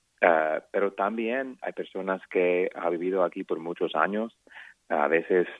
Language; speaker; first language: Spanish; non-native, fluent; English